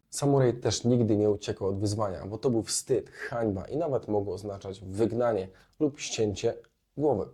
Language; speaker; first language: Polish; native; Polish